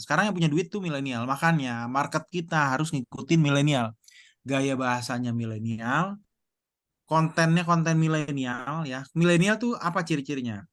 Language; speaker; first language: Indonesian; native; Indonesian